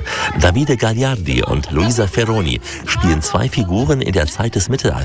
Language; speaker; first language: German; native; German